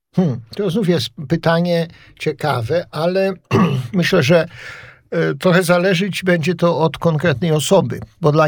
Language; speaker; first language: Polish; native; Polish